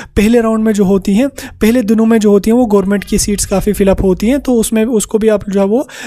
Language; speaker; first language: Hindi; non-native, local second language; Kashmiri